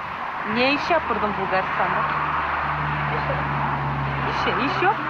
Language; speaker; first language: Turkish; early bilingual, heritage; Turkish